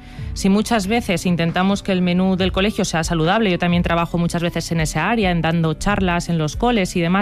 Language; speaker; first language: Spanish; native; Spanish